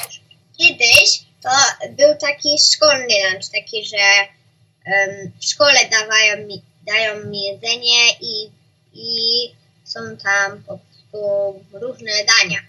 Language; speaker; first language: Polish; early bilingual, heritage; Polish